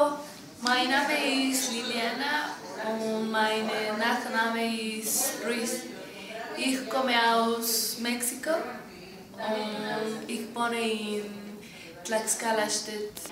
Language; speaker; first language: German; non-native, learner; Spanish